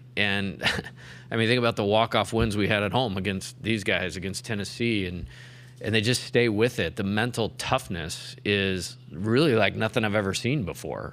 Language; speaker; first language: English; native; English